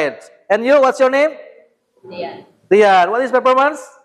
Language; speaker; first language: English; non-native, learner; Indonesian